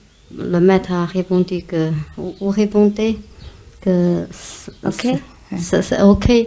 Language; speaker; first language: French; non-native, fluent; Chinese